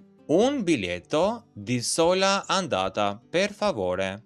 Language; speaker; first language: Italian; non-native, fluent; Albanian